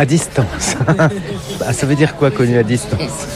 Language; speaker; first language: French; native; French